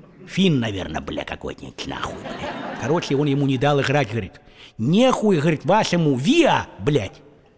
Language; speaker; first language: Russian; native; Russian